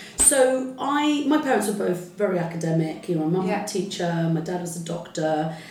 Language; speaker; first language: English; early bilingual, other home language; Arabic